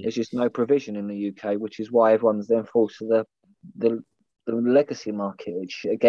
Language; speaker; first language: English; native; English